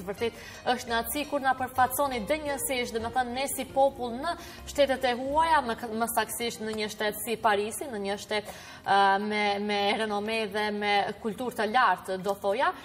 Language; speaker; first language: Albanian; native; Albanian